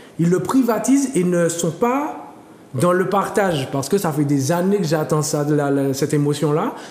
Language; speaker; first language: French; native; French